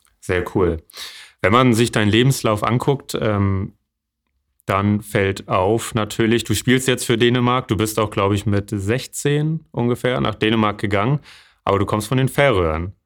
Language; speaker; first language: German; native; German